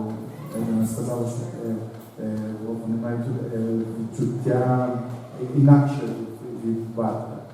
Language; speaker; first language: Ukrainian; non-native, learner; Portuguese